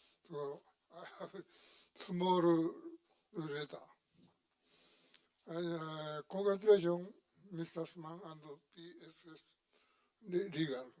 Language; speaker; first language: English; non-native, learner; Japanese